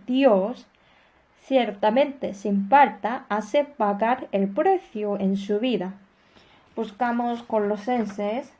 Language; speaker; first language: Spanish; non-native, fluent; Korean